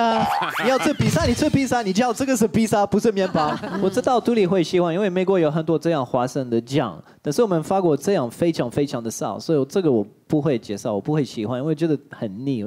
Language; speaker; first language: Chinese; non-native, fluent; French